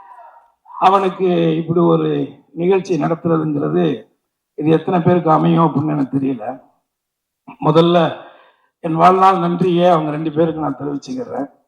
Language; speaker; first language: Tamil; native; Tamil